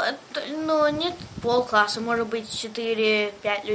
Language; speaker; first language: Russian; early bilingual, heritage; Russian